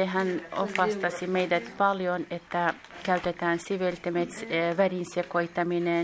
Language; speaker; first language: Finnish; non-native, learner; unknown